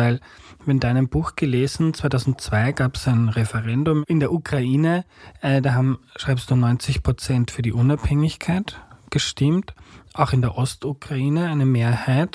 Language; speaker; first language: German; native; German